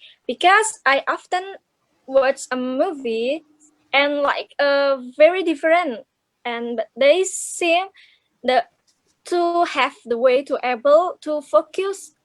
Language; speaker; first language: English; non-native, learner; Indonesian